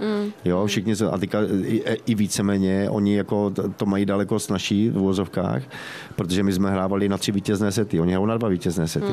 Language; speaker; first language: Czech; native; Czech